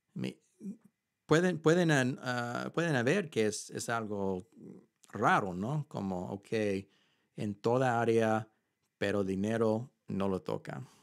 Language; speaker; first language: Spanish; early bilingual, heritage; Spanish